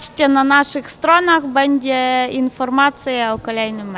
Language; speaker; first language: Polish; non-native, learner; Ukrainian